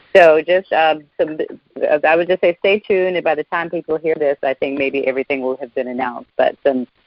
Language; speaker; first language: English; native; English